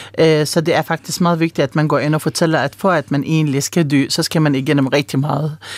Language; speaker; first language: Danish; early bilingual, other home language; Arabic